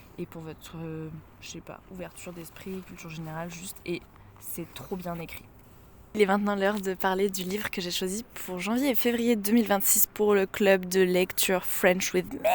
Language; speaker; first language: French; native; French